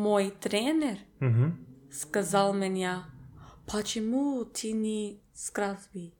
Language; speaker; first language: Russian; non-native, learner; English